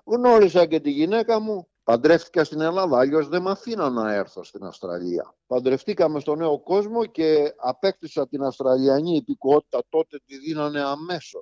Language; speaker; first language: Greek; native; Greek